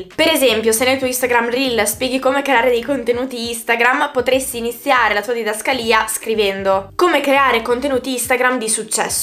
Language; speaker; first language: Italian; native; Italian